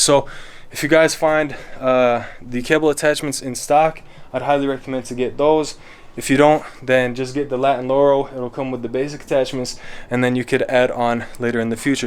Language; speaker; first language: English; native; English